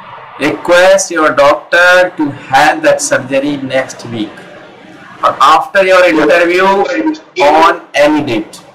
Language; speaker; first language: English; non-native, local second language; Hindi